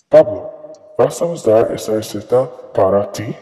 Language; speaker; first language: Spanish; non-native, learner; English